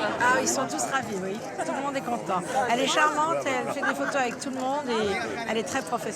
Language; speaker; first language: French; native; French